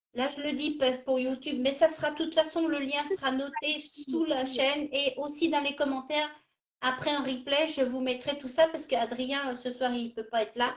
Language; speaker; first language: French; native; French